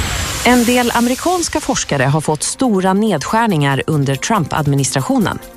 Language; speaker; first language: Swedish; native; Swedish